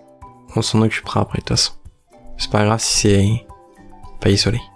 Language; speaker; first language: French; native; French